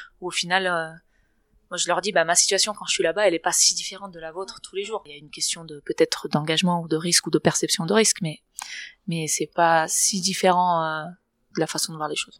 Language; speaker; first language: French; non-native, fluent; Catalan